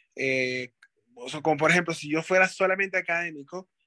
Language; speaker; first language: Spanish; native; Spanish